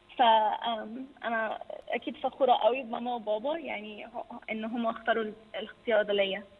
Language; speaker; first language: Arabic; early bilingual, heritage; Arabic